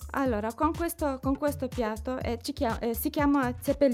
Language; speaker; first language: Italian; non-native, learner; Lithuanian